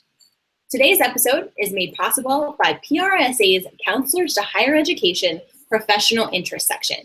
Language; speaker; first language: English; native; English